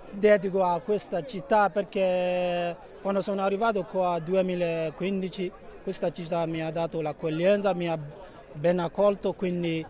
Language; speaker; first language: Italian; non-native, fluent; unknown